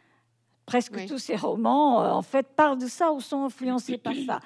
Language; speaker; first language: French; non-native, fluent; Portuguese